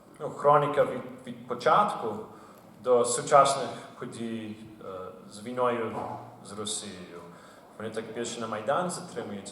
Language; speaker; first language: Ukrainian; early bilingual, heritage; Ukrainian